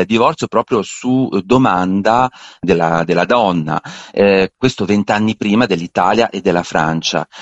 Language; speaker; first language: Italian; native; Italian